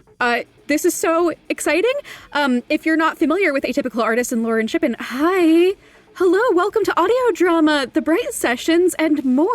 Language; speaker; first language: English; native; English